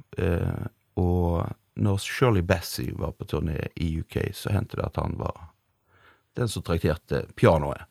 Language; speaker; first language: Norwegian; native; Norwegian